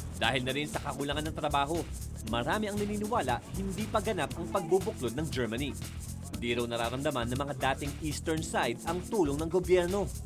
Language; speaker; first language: Filipino; native; Filipino